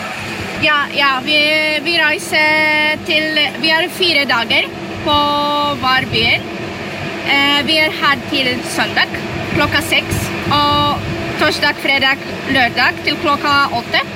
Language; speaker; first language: Norwegian; non-native, learner; Polish